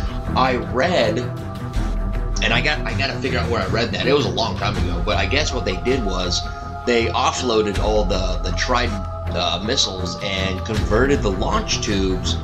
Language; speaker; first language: English; native; English